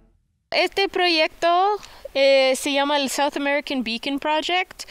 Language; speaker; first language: Spanish; non-native, fluent; English